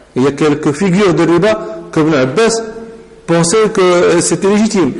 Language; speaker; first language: French; non-native, local second language; Arabic